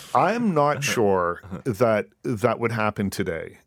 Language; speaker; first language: English; native; English